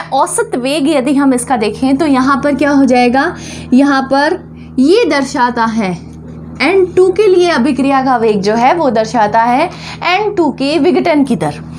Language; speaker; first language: Hindi; native; Hindi